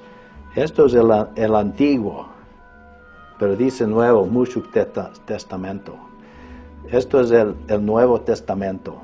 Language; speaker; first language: Spanish; non-native, fluent; English